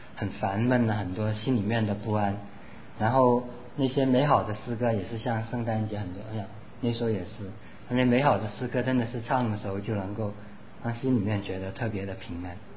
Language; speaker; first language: Chinese; non-native, local second language; Cantonese